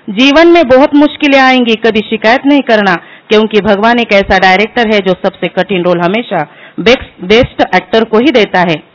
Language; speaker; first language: Hindi; non-native, local second language; Marathi